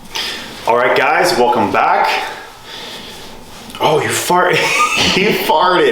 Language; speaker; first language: English; native; English